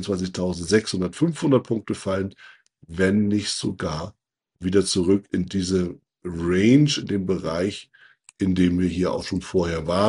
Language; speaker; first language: German; native; German